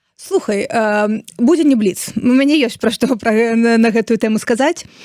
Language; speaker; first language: Belarusian; non-native, local second language; Russian